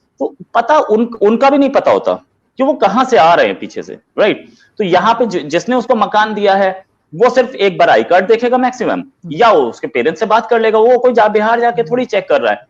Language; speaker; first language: Hindi; native; Hindi